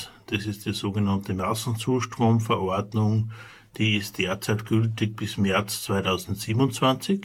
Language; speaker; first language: German; native; German